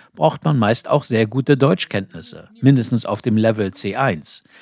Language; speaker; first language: German; non-native, fluent; Ukrainian